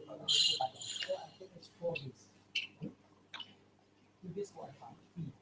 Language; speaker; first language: English; non-native, learner; Indonesian